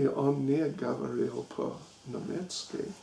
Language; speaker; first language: Russian; non-native, learner; English